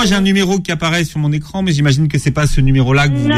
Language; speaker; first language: French; native; French